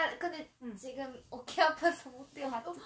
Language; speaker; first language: Korean; non-native, fluent; Japanese